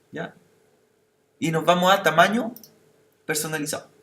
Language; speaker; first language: Spanish; native; Spanish